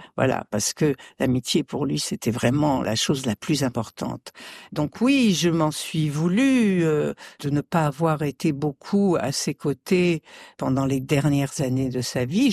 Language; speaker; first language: French; early bilingual, other home language; Arabic